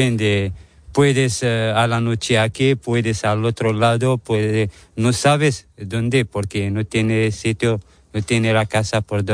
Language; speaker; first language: Spanish; non-native, learner; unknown